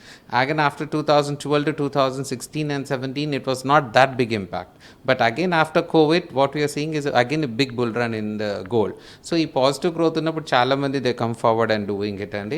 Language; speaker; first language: English; non-native, local second language; Telugu